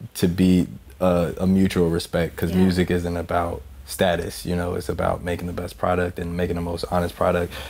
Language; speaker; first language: English; native; English